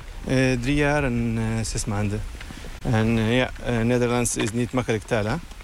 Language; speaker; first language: Dutch; non-native, fluent; Arabic